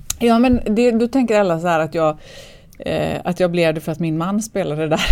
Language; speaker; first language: Swedish; native; Swedish